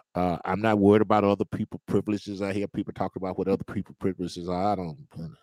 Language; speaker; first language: English; native; English